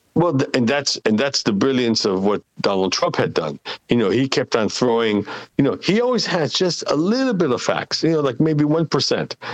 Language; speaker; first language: English; non-native, fluent; Hebrew